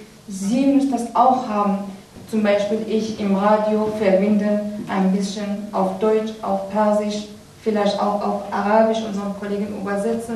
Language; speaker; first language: German; non-native, learner; Persian